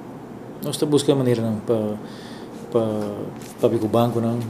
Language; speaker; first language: Italian; non-native, learner; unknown